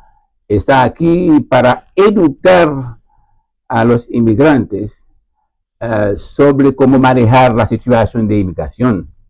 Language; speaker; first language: Spanish; non-native, learner; Haitian Creole